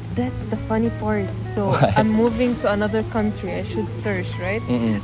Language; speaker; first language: English; non-native, fluent; Arabic